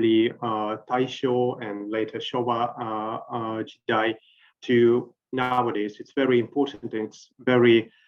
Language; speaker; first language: English; non-native, fluent; Russian